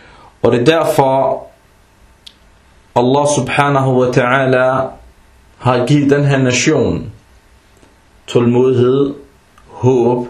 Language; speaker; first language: Danish; early bilingual, other home language; Arabic